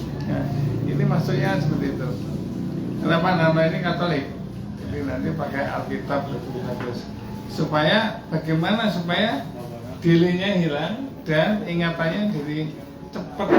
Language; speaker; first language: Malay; non-native, local second language; Javanese